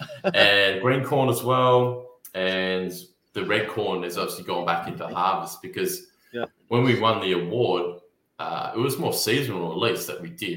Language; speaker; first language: English; native; English